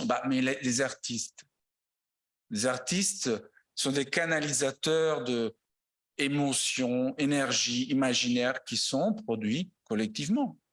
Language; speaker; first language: French; non-native, fluent; Italian